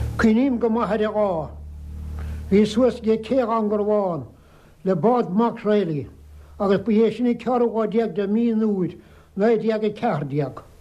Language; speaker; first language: Irish; native; Irish